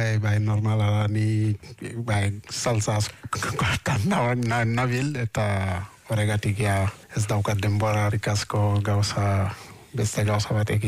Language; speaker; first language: Basque; non-native, learner; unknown